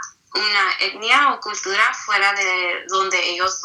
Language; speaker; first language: Spanish; early bilingual, heritage; Spanish